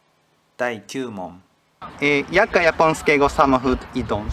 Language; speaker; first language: Polish; non-native, learner; Japanese